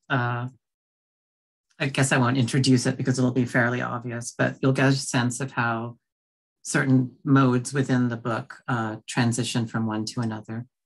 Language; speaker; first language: English; early bilingual, other home language; Bangla